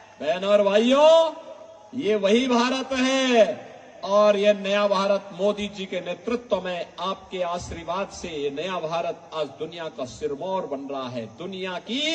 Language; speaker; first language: Hindi; native; Hindi